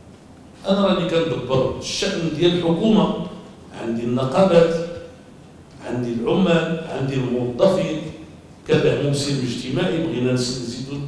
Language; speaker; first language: Arabic; native; Arabic